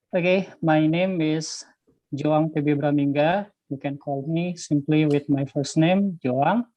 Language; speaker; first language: English; non-native, fluent; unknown